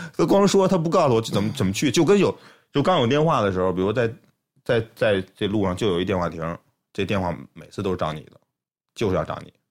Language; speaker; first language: Chinese; native; Chinese